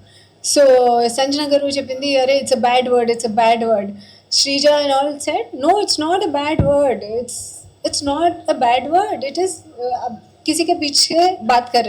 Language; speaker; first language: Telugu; non-native, learner; Hindi